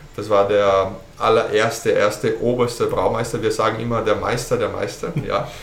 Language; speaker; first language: German; early bilingual, heritage; German